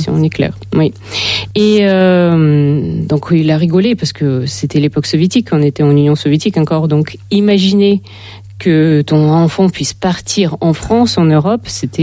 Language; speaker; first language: French; non-native, fluent; Russian